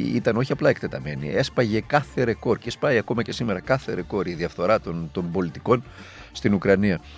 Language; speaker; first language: Greek; native; Greek